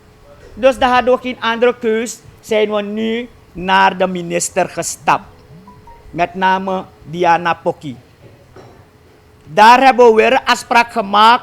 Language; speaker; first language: Dutch; native; Dutch